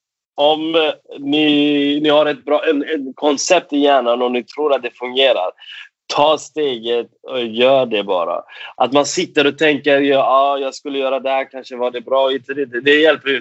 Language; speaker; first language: Swedish; non-native, fluent; Persian